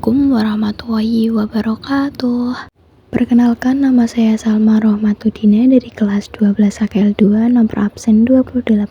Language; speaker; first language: Indonesian; native; Indonesian